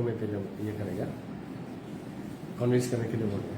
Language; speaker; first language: Hindi; non-native, local second language; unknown